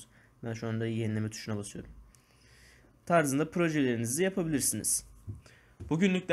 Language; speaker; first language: Turkish; native; Turkish